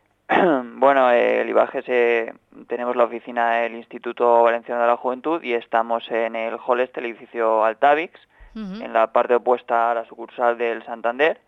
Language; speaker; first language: Spanish; native; Spanish